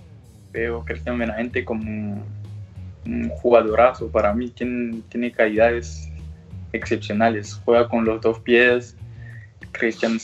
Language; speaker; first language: Spanish; early bilingual, other home language; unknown